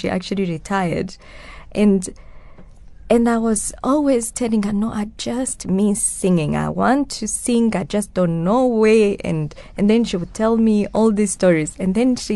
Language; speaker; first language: English; non-native, local second language; Kinyarwanda